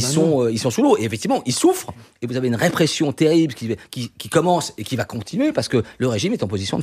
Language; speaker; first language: French; native; French